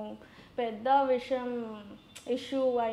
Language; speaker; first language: Telugu; non-native, learner; Gujarati